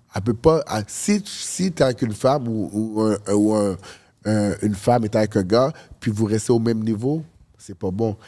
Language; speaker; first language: French; early bilingual, other home language; Haitian Creole